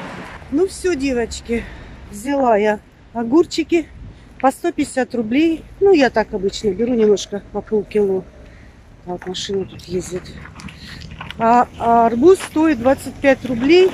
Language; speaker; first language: Russian; native; Russian